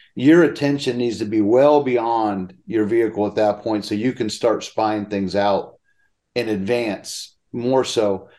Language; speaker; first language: English; native; English